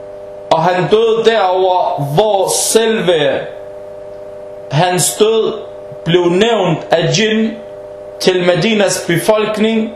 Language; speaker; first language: Danish; early bilingual, heritage; Danish